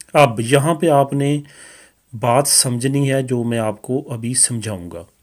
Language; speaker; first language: Hindi; non-native, local second language; Punjabi